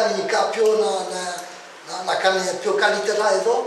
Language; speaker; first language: Greek; early bilingual, heritage; Greek